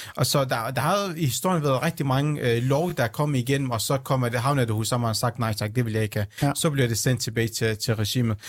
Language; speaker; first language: Danish; early bilingual, other home language; Central Kurdish